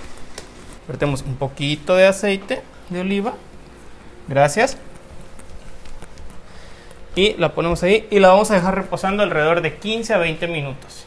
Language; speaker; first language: Spanish; native; Spanish